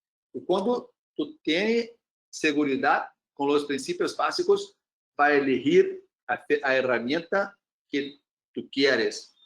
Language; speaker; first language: Spanish; non-native, learner; Portuguese